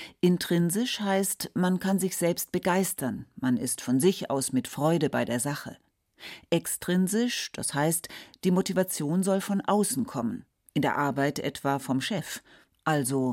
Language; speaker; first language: German; native; German